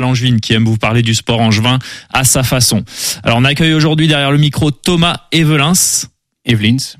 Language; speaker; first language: French; native; French